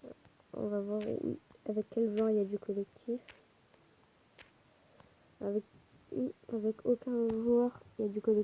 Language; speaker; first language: French; native; French